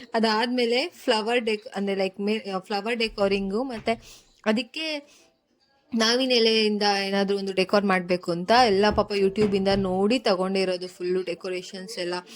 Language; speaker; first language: Kannada; native; Kannada